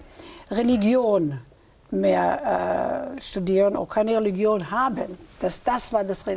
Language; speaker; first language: German; early bilingual, heritage; German